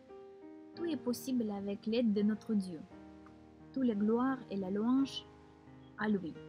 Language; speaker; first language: French; non-native, fluent; Russian